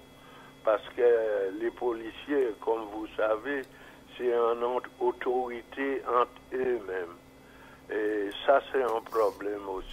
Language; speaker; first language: French; non-native, fluent; English